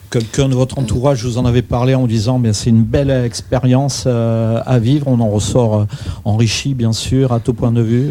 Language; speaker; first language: French; native; French